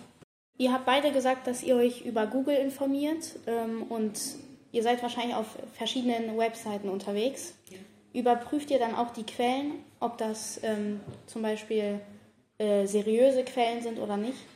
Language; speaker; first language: German; native; German